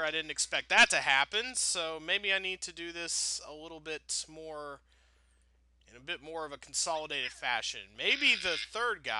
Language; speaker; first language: English; native; English